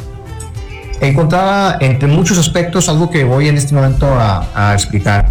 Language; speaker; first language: Spanish; native; Spanish